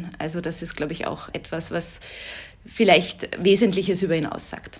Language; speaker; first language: German; native; German